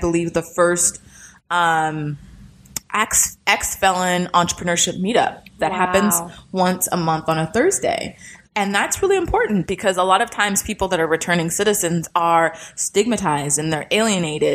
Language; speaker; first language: English; native; English